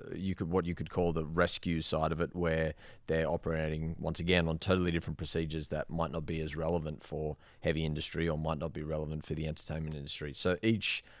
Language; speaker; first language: English; native; English